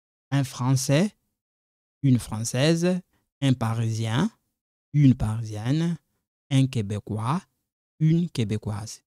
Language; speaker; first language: French; non-native, local second language; Lingala